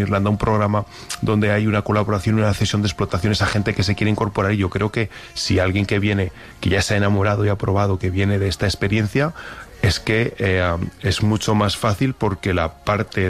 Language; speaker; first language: Spanish; native; Spanish